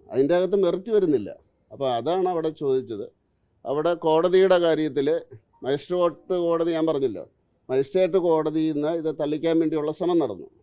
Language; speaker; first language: Malayalam; native; Malayalam